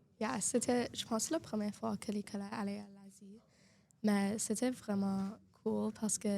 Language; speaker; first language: French; non-native, local second language; English